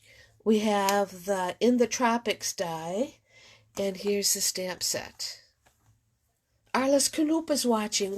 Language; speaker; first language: English; native; English